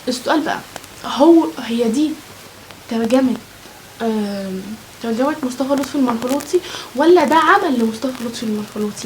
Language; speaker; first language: Arabic; native; Arabic